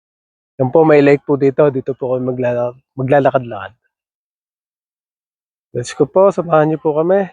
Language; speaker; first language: Filipino; native; Filipino